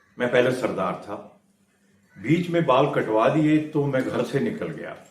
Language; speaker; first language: Hindi; native; Hindi